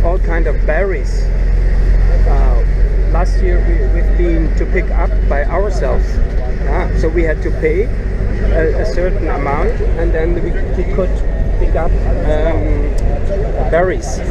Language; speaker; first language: English; non-native, fluent; German